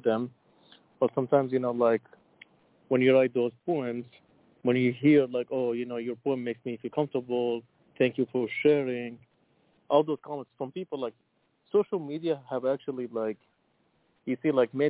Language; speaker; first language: English; non-native, fluent; Arabic